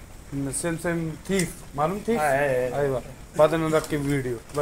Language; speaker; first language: Arabic; non-native, learner; Hindi